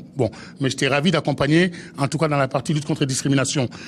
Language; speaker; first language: French; native; French